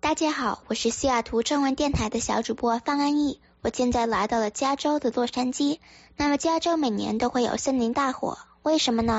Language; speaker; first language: Chinese; early bilingual, heritage; Chinese